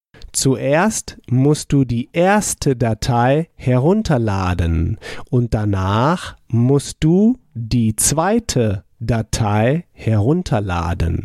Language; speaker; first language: German; non-native, fluent; English